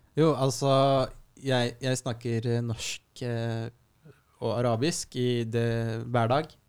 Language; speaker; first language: Norwegian; non-native, fluent; Arabic